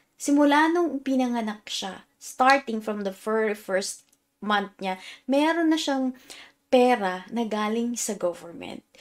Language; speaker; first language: Filipino; native; Filipino